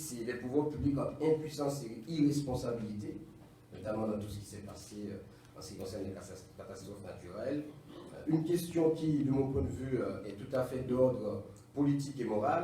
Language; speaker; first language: French; non-native, local second language; Haitian Creole